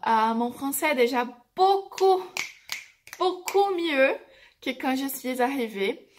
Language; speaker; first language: French; non-native, fluent; Portuguese